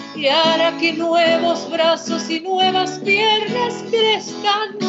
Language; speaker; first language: Spanish; native; Spanish